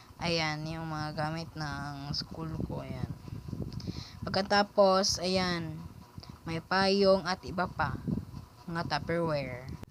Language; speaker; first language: Filipino; non-native, local second language; Cebuano